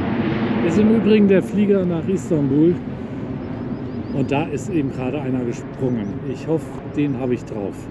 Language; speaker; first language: German; native; German